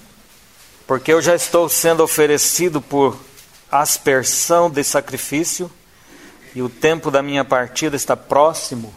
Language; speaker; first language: Portuguese; native; Portuguese